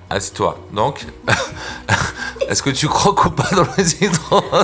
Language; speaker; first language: French; native; French